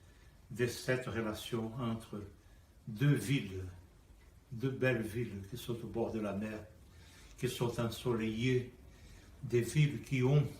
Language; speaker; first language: French; non-native, fluent; Portuguese